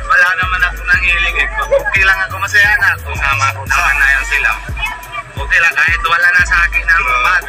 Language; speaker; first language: Filipino; non-native, learner; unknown